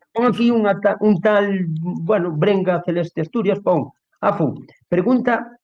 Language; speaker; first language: Spanish; non-native, local second language; Galician